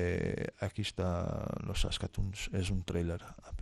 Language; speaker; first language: Spanish; non-native, fluent; Portuguese